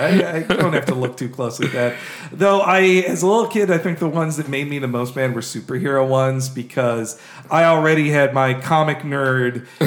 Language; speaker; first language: English; native; English